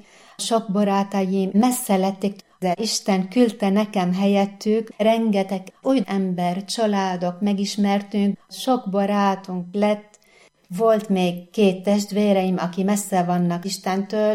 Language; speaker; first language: Hungarian; non-native, learner; Arabic